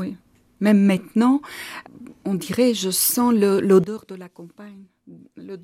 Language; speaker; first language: French; non-native, fluent; Armenian